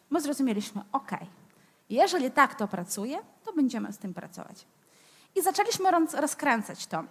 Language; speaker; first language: Polish; non-native, fluent; Ukrainian